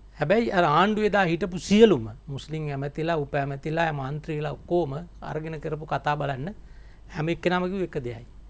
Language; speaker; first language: Sinhala; native; Sinhala